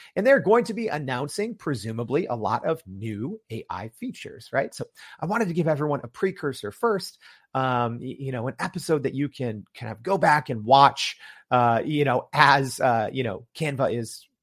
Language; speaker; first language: English; native; English